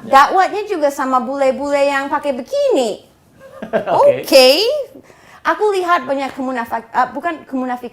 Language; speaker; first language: Indonesian; non-native, fluent; English